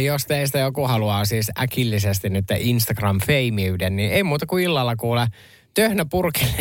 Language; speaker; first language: Finnish; native; Finnish